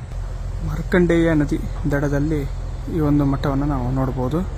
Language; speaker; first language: Kannada; native; Kannada